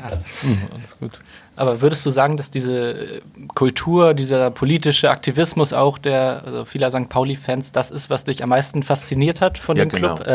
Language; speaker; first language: German; native; German